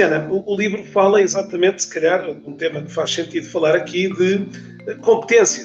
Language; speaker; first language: Portuguese; native; Portuguese